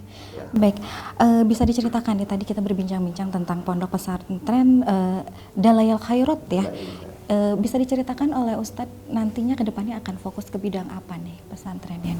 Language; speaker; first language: Indonesian; native; Indonesian